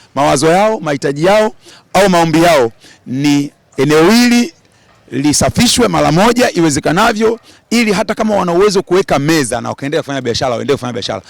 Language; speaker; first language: Swahili; native; Swahili